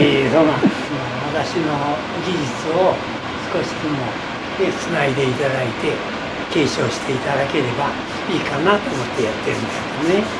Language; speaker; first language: Japanese; native; Japanese